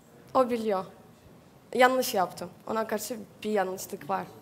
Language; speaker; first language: Turkish; non-native, learner; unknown